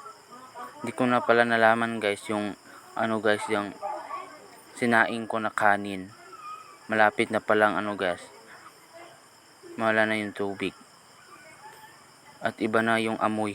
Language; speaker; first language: Filipino; non-native, local second language; Cebuano